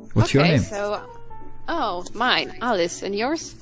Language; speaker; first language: English; non-native, fluent; Indonesian